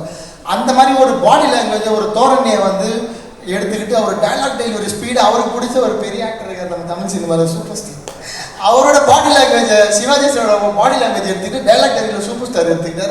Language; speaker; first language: Tamil; native; Tamil